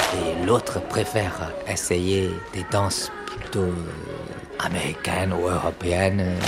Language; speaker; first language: French; non-native, fluent; Chinese